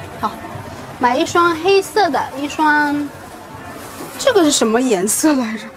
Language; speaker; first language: Chinese; native; Chinese